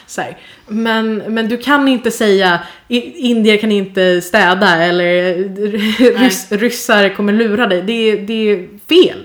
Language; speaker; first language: Swedish; early bilingual, other home language; Persian